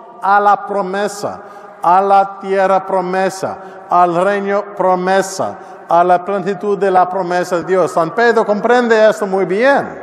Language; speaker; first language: Spanish; non-native, learner; English